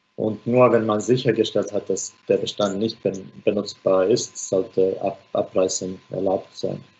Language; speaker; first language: German; non-native, fluent; Finnish